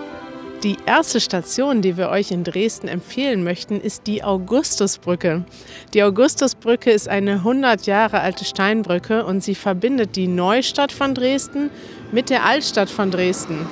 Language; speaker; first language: German; native; German